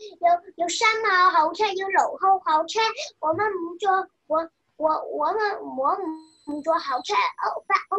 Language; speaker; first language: Cantonese; early bilingual, other home language; Chinese